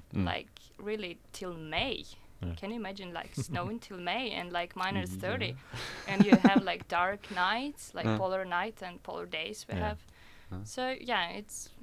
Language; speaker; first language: English; non-native, fluent; Russian